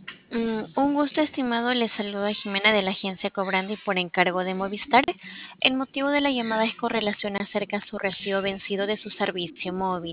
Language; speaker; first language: Spanish; native; Spanish